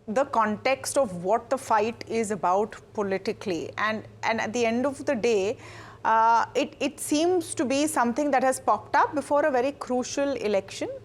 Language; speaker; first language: English; non-native, local second language; Hindi